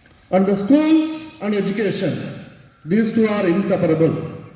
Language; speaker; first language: English; non-native, local second language; Telugu